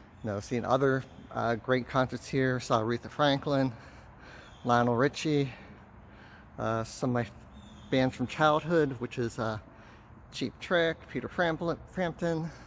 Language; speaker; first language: English; native; English